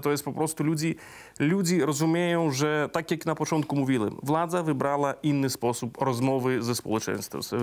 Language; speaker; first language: Polish; non-native, fluent; Belarusian